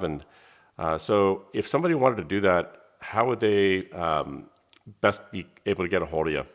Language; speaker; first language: English; native; English